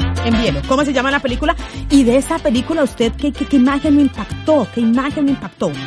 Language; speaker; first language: Spanish; native; Spanish